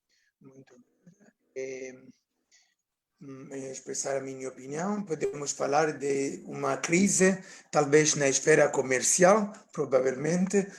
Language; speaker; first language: Portuguese; non-native, fluent; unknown